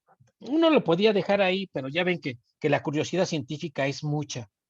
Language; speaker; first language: Spanish; native; Spanish